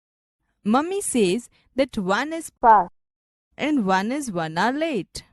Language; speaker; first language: English; non-native, local second language; Gujarati